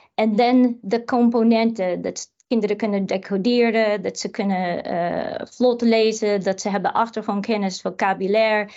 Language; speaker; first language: Dutch; non-native, fluent; English